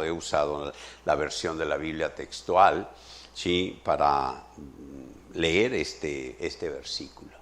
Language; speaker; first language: Spanish; native; Spanish